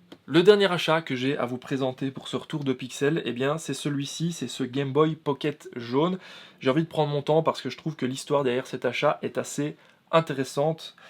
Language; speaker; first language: French; native; French